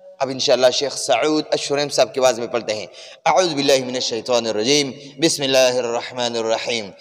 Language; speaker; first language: Urdu; non-native, local second language; Pashto